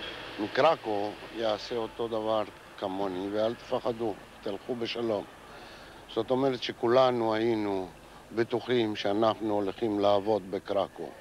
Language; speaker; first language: Hebrew; non-native, fluent; Ladino